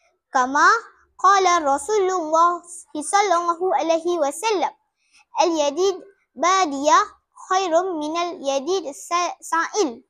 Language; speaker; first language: Arabic; non-native, learner; Malay